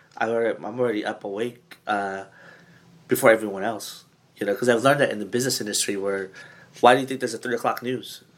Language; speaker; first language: English; early bilingual, other home language; Filipino